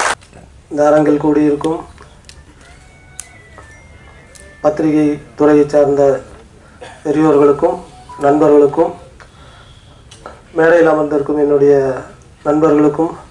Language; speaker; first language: Tamil; native; Tamil